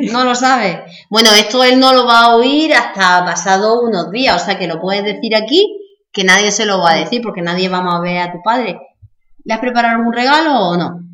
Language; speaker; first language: Spanish; native; Spanish